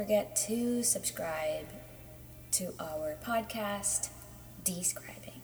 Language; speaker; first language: English; non-native, local second language; Hiligaynon